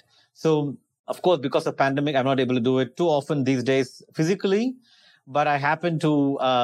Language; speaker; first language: English; non-native, local second language; Tamil